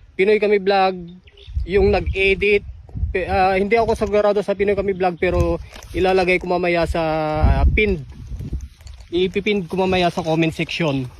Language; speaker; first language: Filipino; non-native, local second language; Iloko